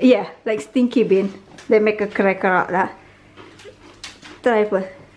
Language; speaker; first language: English; non-native, learner; Indonesian